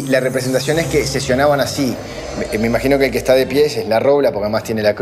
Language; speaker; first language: Spanish; native; Spanish